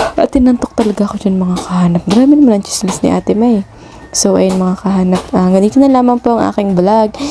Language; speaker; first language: Filipino; native; Filipino